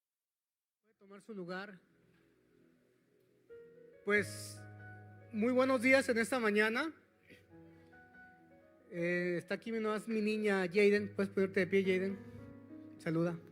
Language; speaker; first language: Spanish; native; Spanish